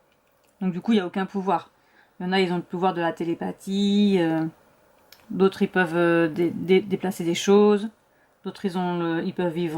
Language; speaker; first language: French; native; French